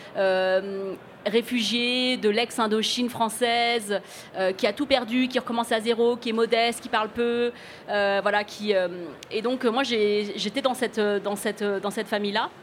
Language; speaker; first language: French; early bilingual, other home language; Cantonese